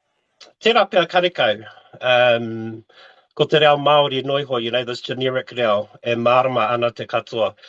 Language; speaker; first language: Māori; non-native, local second language; English